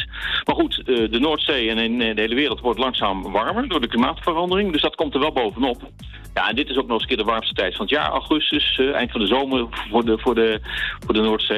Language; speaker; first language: Dutch; native; Dutch